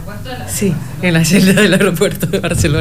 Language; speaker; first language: Italian; non-native, learner; Spanish